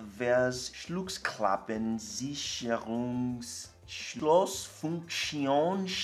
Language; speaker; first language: German; non-native, learner; English